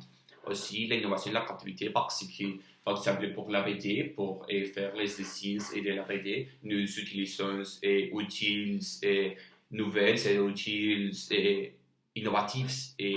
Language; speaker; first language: French; non-native, learner; Spanish